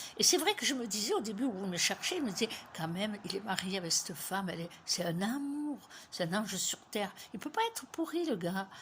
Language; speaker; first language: French; native; French